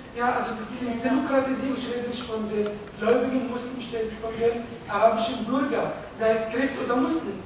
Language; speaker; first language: German; non-native, fluent; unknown